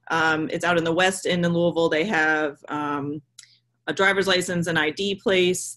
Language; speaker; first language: English; native; English